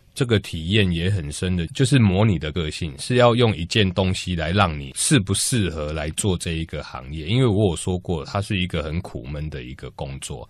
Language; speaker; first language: Chinese; native; Chinese